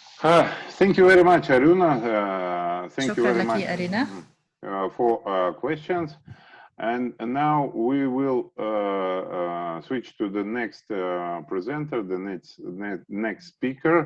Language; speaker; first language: English; non-native, fluent; Russian